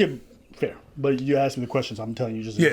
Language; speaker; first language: English; native; English